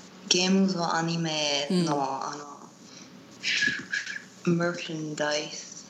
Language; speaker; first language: Japanese; non-native, learner; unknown